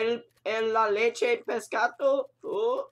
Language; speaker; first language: Spanish; non-native, learner; English